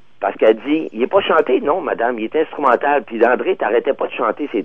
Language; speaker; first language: French; native; French